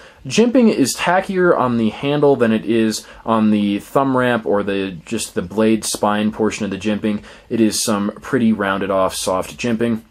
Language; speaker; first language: English; native; English